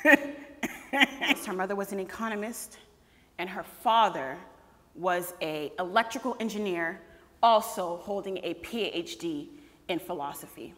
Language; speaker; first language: English; native; English